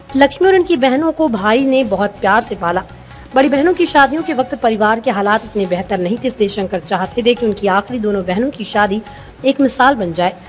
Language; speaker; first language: Hindi; native; Hindi